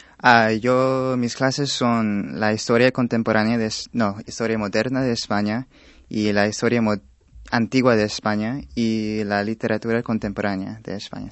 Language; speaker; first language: Spanish; non-native, fluent; English